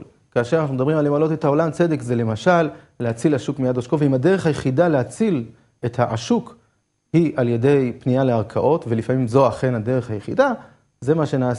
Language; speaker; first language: Hebrew; native; Hebrew